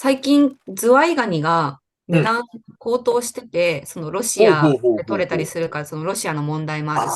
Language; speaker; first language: Japanese; native; Japanese